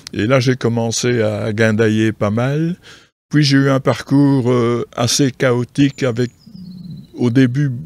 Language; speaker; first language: French; native; French